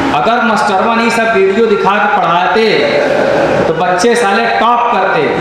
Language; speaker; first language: Hindi; native; Hindi